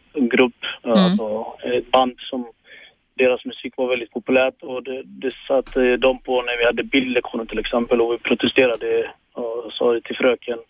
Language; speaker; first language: Swedish; early bilingual, other home language; Tigrinya